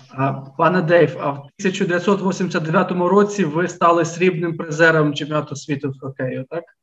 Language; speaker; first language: Ukrainian; native; Ukrainian